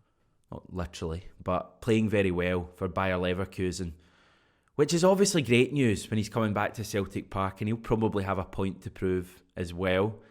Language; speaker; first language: English; native; English